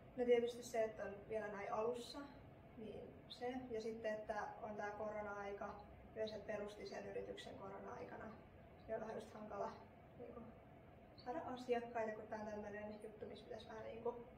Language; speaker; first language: Finnish; native; Finnish